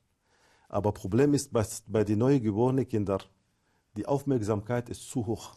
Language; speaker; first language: German; non-native, fluent; Arabic